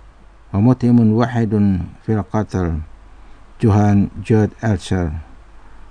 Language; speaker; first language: Arabic; non-native, fluent; Indonesian